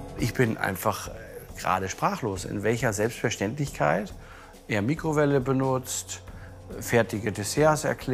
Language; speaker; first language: German; native; German